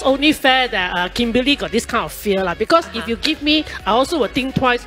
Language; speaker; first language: English; non-native, local second language; Chinese